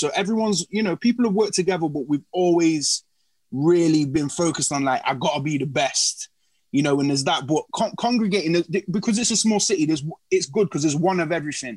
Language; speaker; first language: English; native; English